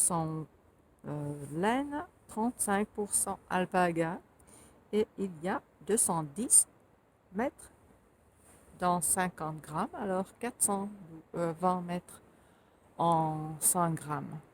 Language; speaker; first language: French; non-native, fluent; Finnish